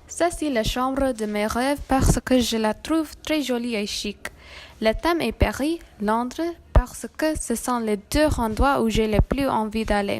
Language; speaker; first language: French; non-native, learner; English